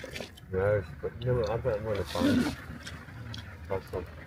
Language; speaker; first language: German; native; German